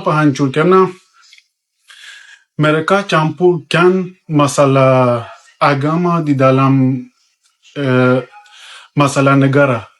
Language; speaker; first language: Indonesian; non-native, fluent; Persian